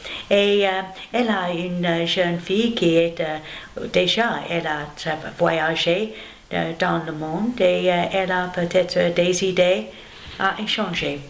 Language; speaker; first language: French; non-native, learner; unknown